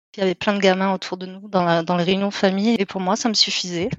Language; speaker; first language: French; native; French